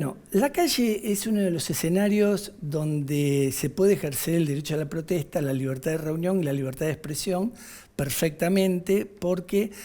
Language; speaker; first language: Spanish; native; Spanish